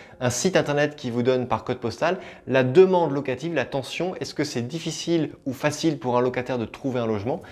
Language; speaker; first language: French; native; French